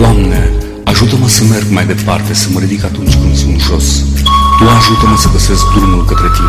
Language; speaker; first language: Romanian; native; Romanian